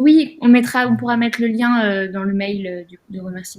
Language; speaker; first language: French; native; French